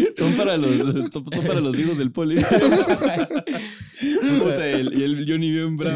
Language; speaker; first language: Spanish; native; Spanish